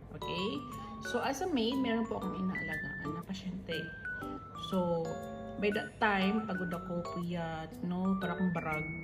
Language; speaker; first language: Filipino; non-native, local second language; Cebuano